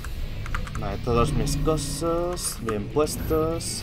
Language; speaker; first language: Spanish; native; Spanish